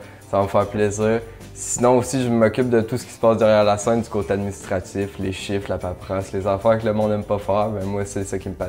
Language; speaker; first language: French; native; French